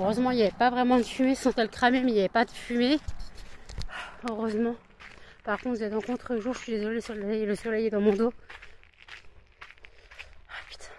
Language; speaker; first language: French; native; French